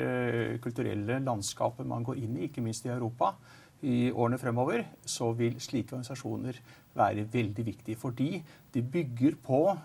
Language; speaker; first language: Norwegian; native; Norwegian